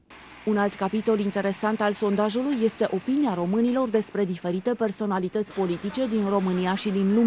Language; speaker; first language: Romanian; native; Romanian